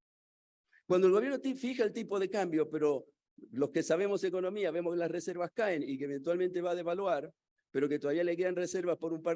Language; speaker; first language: Spanish; native; Spanish